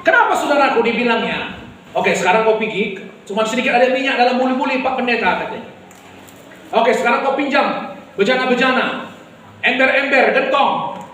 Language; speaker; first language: Indonesian; native; Indonesian